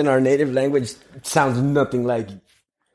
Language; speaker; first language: English; early bilingual, other home language; Spanish